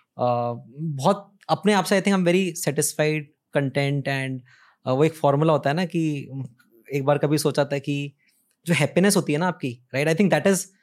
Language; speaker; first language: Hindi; native; Hindi